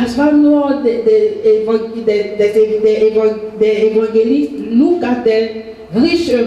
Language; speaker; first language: German; non-native, fluent; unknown